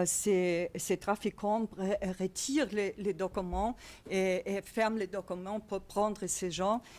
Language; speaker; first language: French; non-native, fluent; Portuguese